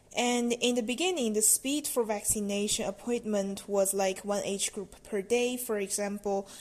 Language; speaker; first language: English; non-native, fluent; Chinese